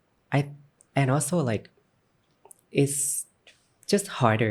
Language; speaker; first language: English; non-native, learner; Thai